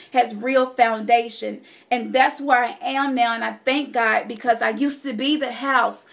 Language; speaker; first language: English; native; English